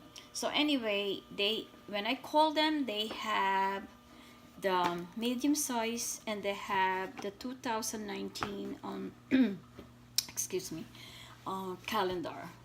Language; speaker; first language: English; non-native, fluent; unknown